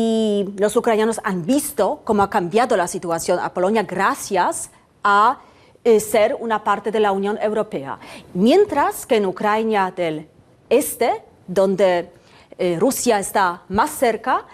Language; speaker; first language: Spanish; non-native, fluent; Polish